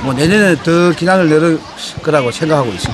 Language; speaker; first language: Korean; native; Korean